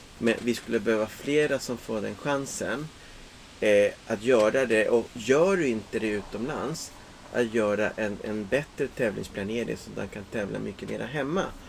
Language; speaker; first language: Swedish; non-native, fluent; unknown